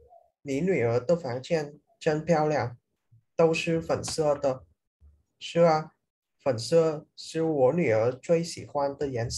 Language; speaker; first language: Chinese; non-native, learner; Vietnamese